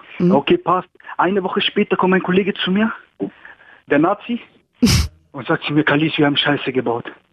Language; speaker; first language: German; early bilingual, other home language; Greek